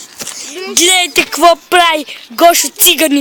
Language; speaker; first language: Bulgarian; native; Bulgarian